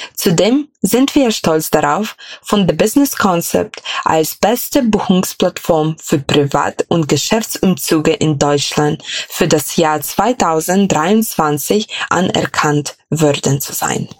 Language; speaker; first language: German; non-native, fluent; Ukrainian